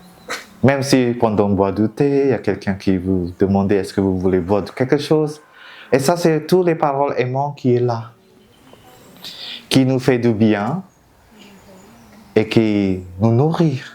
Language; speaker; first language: French; non-native, fluent; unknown